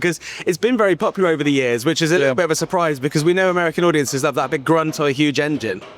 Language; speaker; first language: English; native; English